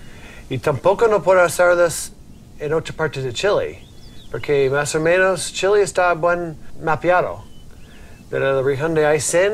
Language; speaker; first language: Spanish; non-native, learner; English